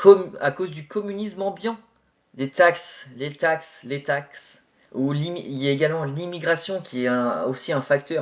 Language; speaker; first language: French; native; French